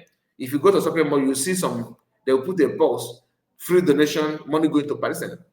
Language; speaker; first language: English; non-native, local second language; Igbo